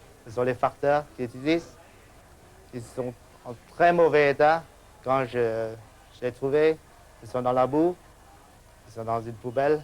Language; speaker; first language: French; non-native, fluent; Vietnamese